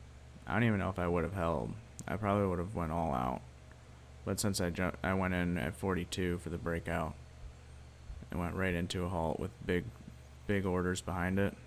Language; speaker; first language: English; native; English